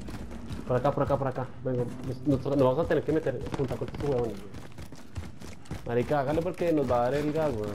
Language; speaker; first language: Spanish; native; Spanish